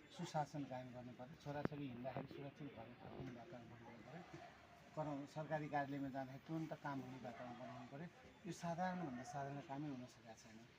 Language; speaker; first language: Nepali; native; Nepali